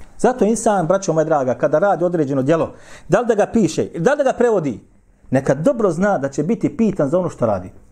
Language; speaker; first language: Bosnian; native; Bosnian